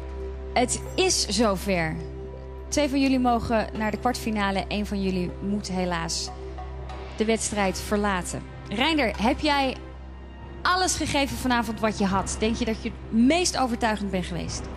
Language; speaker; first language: Dutch; native; Dutch